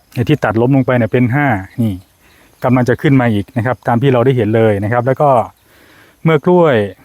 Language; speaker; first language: Thai; native; Thai